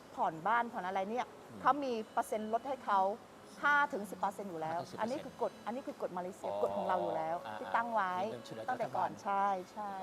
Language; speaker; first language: Thai; non-native, fluent; Malay